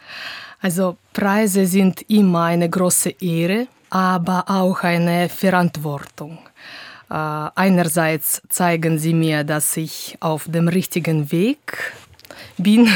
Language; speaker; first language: German; non-native, fluent; Russian